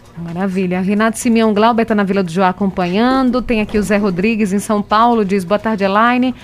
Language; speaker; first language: Portuguese; native; Portuguese